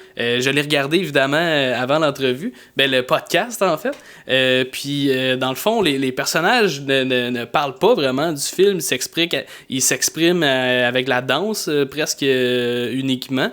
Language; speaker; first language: French; native; French